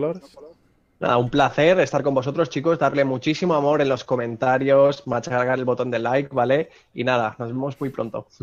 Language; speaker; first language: Spanish; native; Spanish